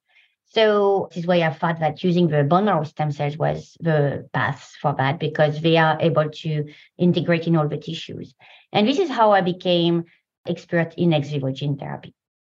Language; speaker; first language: English; non-native, fluent; French